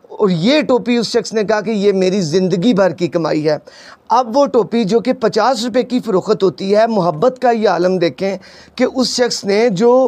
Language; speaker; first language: Urdu; non-native, local second language; Punjabi